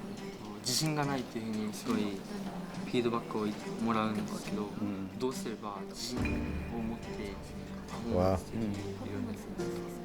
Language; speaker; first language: Japanese; native; Japanese